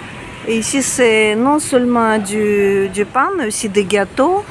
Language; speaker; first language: French; non-native, fluent; Russian